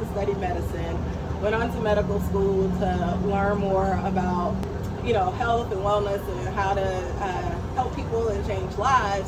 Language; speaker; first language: English; native; English